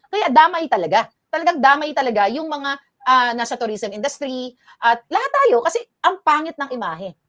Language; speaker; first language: Filipino; native; Filipino